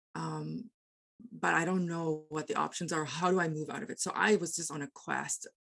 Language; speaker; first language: English; non-native, local second language; Afrikaans